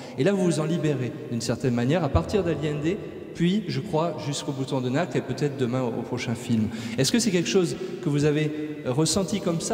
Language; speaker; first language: French; native; French